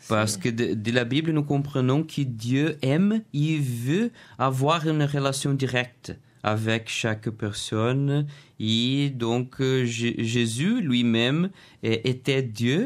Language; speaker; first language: French; non-native, learner; Portuguese